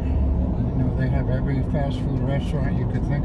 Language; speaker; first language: English; native; English